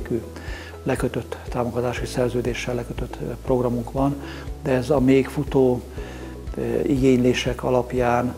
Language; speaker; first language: Hungarian; native; Hungarian